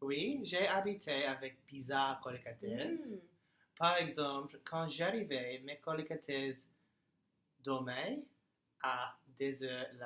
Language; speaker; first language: French; non-native, learner; English